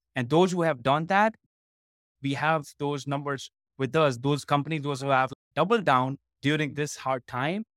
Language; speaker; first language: English; non-native, local second language; Hindi